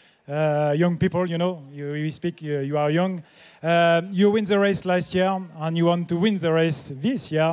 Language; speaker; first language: English; non-native, learner; French